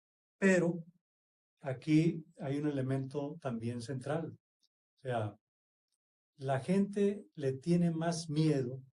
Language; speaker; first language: Spanish; native; Spanish